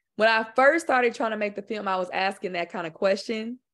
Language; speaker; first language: English; native; English